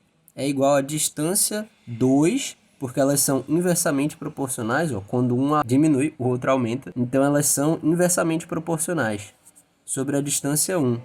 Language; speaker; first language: Portuguese; native; Portuguese